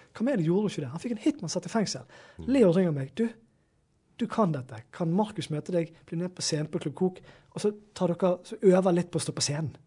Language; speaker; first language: Norwegian; native; Norwegian